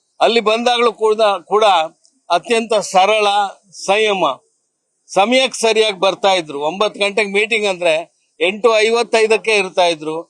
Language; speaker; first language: Kannada; native; Kannada